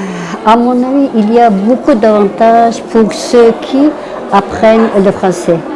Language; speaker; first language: French; non-native, learner; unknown